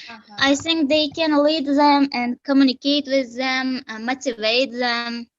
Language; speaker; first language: English; non-native, learner; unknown